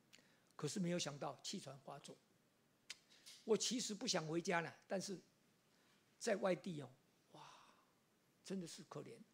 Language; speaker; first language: Chinese; native; Chinese